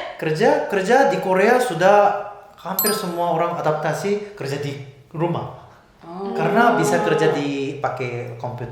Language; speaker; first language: Indonesian; non-native, fluent; Korean